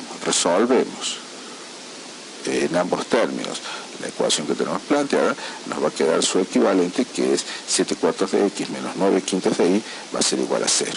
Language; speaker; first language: Spanish; native; Spanish